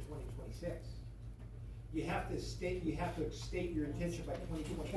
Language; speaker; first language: English; native; English